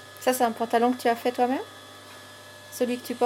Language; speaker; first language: French; native; French